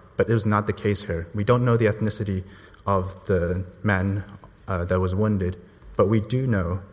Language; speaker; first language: English; non-native, local second language; Cantonese